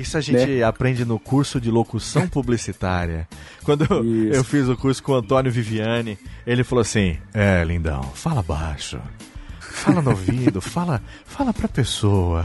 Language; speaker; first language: Portuguese; native; Portuguese